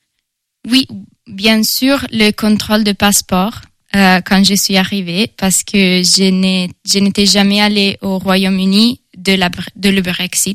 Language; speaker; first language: French; non-native, fluent; Italian